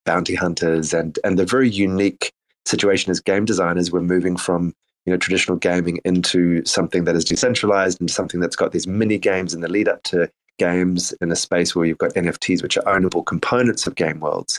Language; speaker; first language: English; native; English